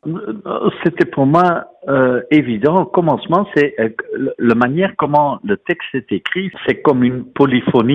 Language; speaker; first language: French; non-native, fluent; Dutch